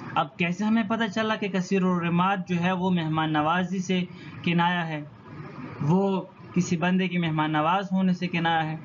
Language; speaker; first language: Urdu; non-native, local second language; Pashto